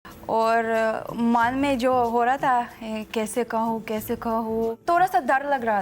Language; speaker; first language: Hindi; non-native, fluent; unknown